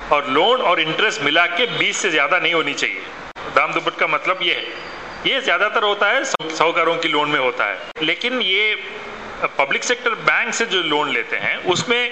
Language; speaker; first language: Hindi; non-native, local second language; Malayalam